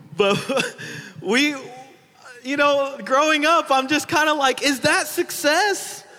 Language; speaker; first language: English; early bilingual, other home language; Filipino